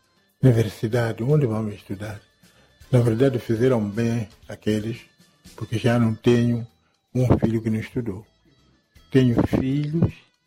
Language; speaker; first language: Portuguese; non-native, local second language; Yao